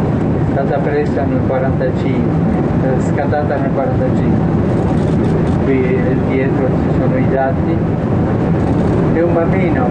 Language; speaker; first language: Italian; early bilingual, heritage; Spanish